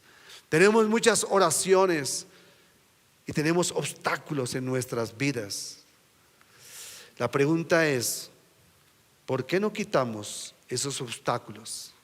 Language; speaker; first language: Spanish; native; Spanish